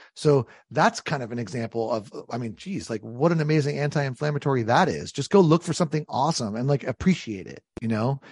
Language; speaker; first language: English; native; English